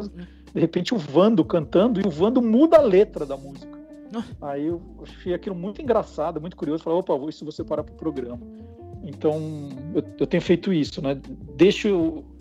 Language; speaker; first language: Portuguese; native; Portuguese